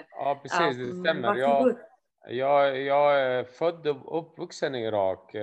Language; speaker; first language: Swedish; non-native, fluent; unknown